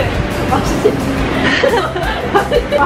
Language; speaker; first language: Korean; non-native, fluent; Chinese